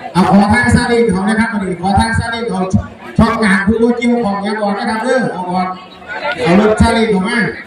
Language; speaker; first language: Thai; native; Thai